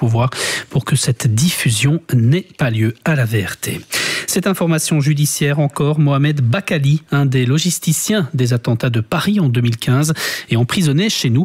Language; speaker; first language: French; native; French